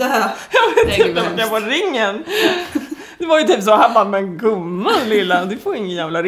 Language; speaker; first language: Swedish; native; Swedish